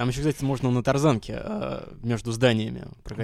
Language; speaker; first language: Russian; native; Russian